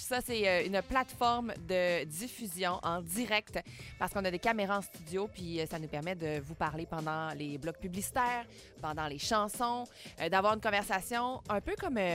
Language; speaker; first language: French; native; French